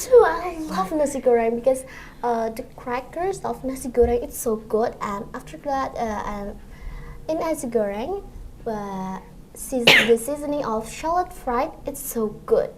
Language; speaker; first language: English; non-native, learner; Indonesian